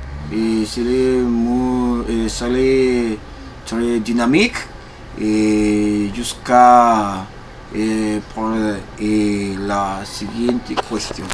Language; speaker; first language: French; non-native, learner; Spanish